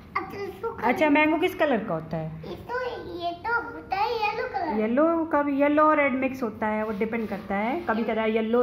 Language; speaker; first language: Hindi; native; Hindi